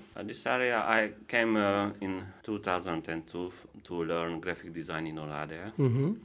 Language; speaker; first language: English; non-native, learner; Hungarian